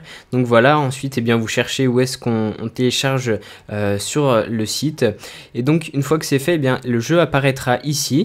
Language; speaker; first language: French; native; French